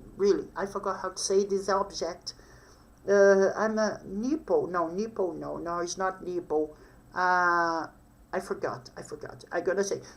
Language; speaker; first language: English; non-native, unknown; Portuguese